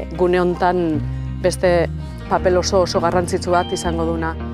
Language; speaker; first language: Basque; native; Basque